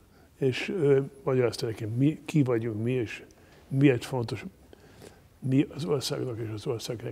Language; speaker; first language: Hungarian; non-native, learner; German